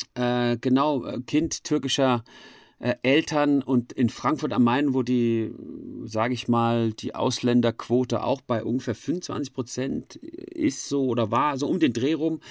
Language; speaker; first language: German; native; German